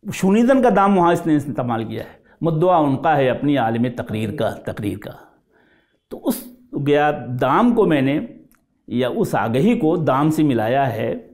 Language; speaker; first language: Hindi; native; Hindi